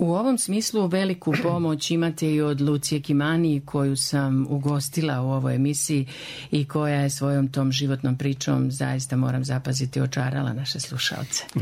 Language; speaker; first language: Serbian; native; Serbian